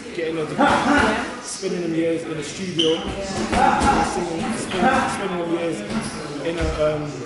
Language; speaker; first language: English; native; English